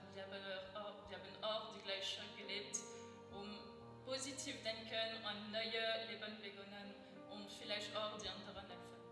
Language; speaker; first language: German; non-native, learner; French